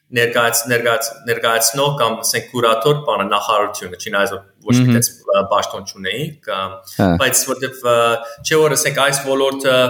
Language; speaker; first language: Armenian; early bilingual, heritage; Armenian